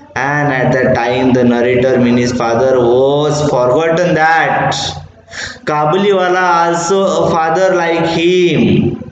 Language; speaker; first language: English; non-native, local second language; Marathi